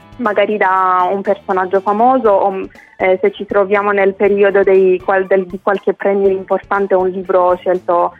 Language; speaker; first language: Italian; non-native, local second language; Persian